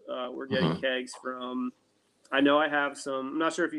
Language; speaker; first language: English; native; English